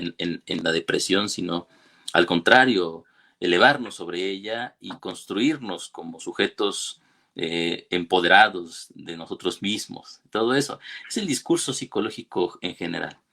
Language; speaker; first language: Spanish; native; Spanish